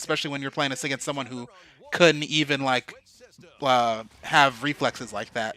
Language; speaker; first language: English; native; English